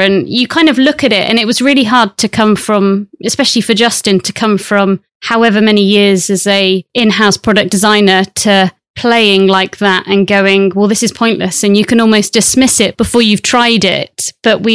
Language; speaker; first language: English; native; English